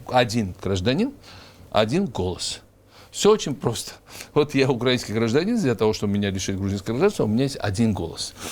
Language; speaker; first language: Russian; non-native, local second language; Georgian